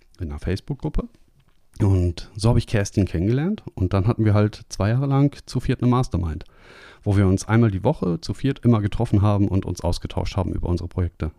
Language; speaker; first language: German; native; German